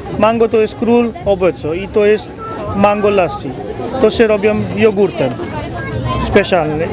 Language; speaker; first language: Polish; non-native, learner; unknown